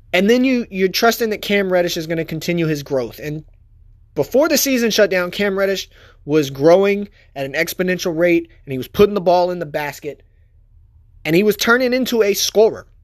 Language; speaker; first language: English; native; English